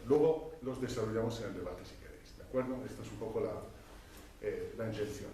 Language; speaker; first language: Spanish; non-native, fluent; Italian